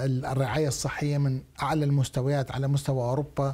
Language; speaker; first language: Arabic; native; Arabic